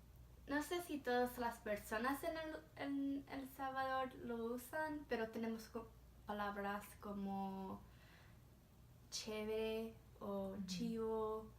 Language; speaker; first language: Spanish; early bilingual, heritage; Spanish